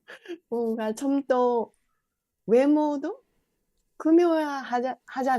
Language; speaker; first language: Korean; non-native, fluent; Japanese